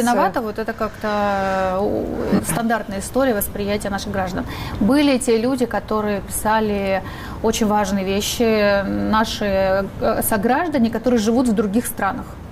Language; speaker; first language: Russian; native; Russian